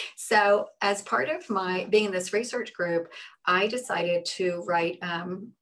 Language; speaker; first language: English; native; English